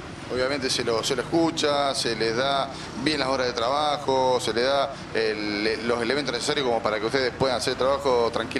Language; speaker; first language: Spanish; native; Spanish